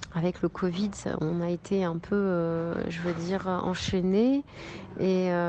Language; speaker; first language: French; native; French